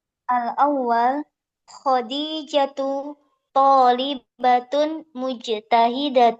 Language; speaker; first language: Arabic; non-native, learner; Indonesian